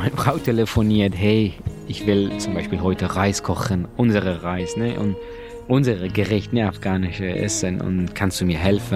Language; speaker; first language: German; non-native, learner; Persian